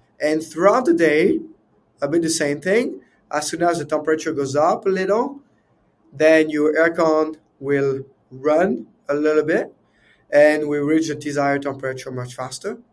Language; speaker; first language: English; non-native, fluent; French